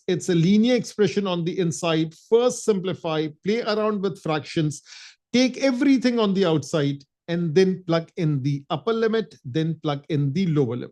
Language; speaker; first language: English; non-native, local second language; Urdu